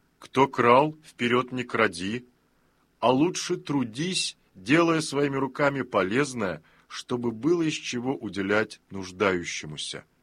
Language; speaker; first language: Russian; native; Russian